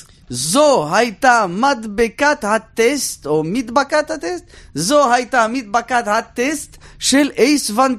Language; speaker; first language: Hebrew; native; Hebrew